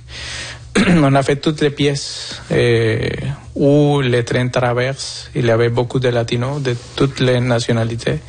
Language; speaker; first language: French; non-native, fluent; Spanish